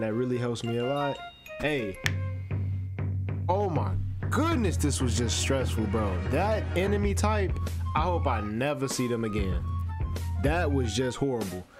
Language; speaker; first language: English; native; English